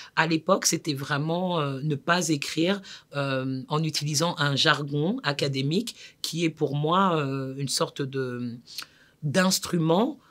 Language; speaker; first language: French; native; French